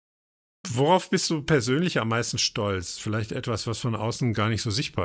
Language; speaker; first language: German; native; German